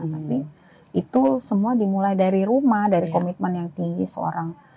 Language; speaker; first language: Indonesian; native; Indonesian